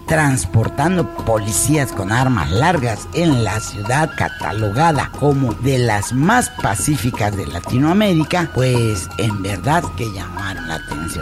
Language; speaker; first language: Spanish; native; Spanish